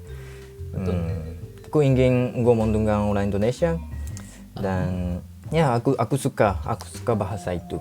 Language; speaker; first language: Indonesian; non-native, learner; Japanese